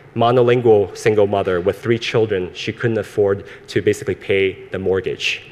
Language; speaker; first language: English; early bilingual, other home language; Cantonese